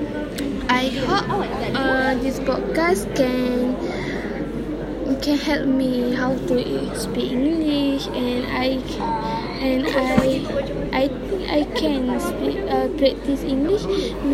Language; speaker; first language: English; non-native, local second language; Malay